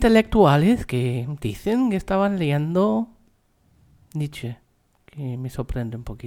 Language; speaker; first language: Spanish; non-native, fluent; German